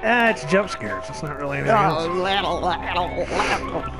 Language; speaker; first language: English; native; English